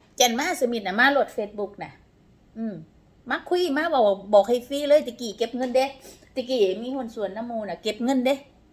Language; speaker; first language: Thai; non-native, local second language; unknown